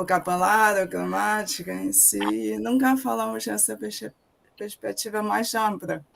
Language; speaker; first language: Portuguese; non-native, fluent; Chinese